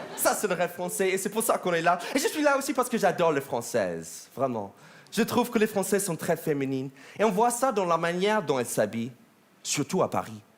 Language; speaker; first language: French; non-native, fluent; English